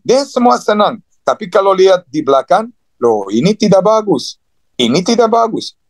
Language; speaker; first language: Indonesian; non-native, fluent; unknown